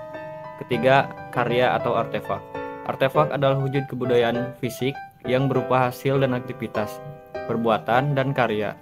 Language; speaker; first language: Indonesian; native; Indonesian